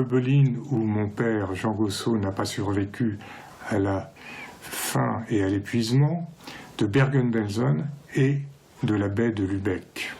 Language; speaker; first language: French; native; French